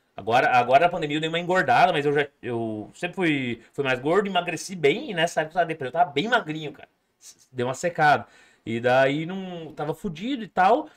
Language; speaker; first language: Portuguese; native; Portuguese